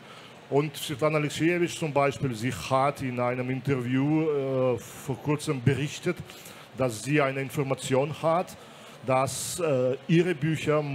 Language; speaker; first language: German; non-native, fluent; Belarusian